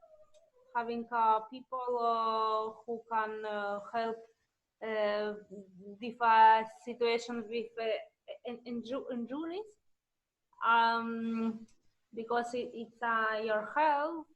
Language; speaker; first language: English; non-native, learner; Russian